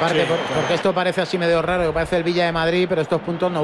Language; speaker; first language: Spanish; native; Spanish